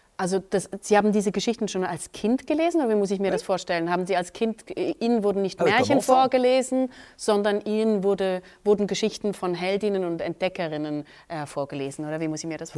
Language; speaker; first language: German; native; German